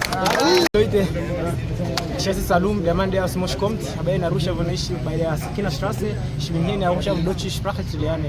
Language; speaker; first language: German; non-native, learner; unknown